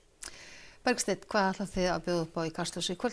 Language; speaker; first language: Icelandic; native; Icelandic